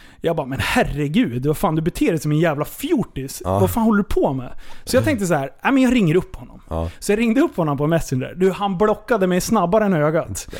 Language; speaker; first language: Swedish; native; Swedish